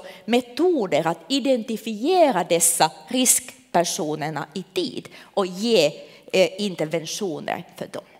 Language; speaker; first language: Swedish; non-native, local second language; Finnish